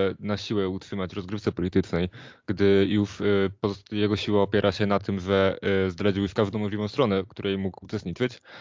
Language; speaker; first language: Polish; native; Polish